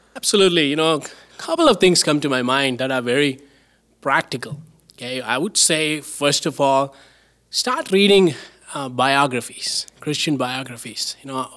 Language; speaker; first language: English; non-native, local second language; Tamil